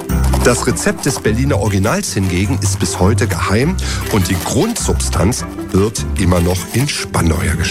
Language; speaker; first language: German; native; German